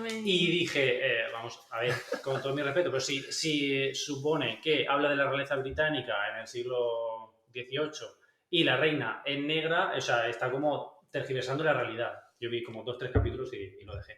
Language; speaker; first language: Spanish; native; Spanish